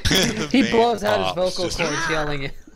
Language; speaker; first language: English; native; English